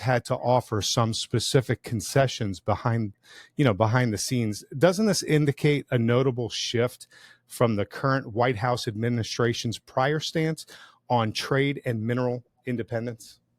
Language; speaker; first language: English; native; English